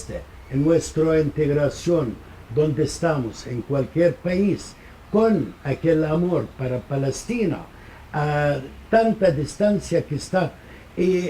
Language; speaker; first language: Spanish; non-native, fluent; Arabic